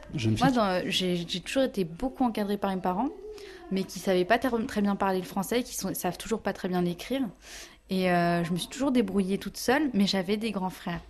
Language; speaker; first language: French; native; French